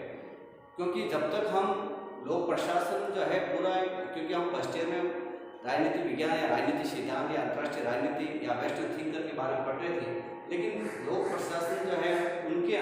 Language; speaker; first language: Hindi; native; Hindi